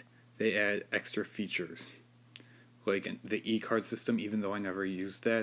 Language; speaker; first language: English; native; English